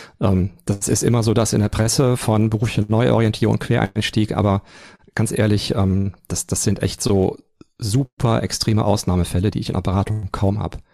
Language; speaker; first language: German; native; German